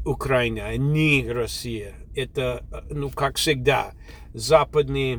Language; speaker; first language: Russian; non-native, fluent; English